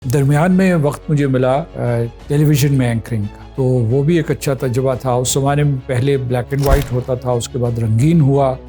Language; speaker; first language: Urdu; non-native, local second language; Pahari-Potwari